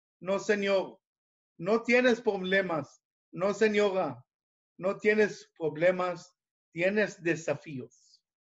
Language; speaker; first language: Spanish; non-native, fluent; Hebrew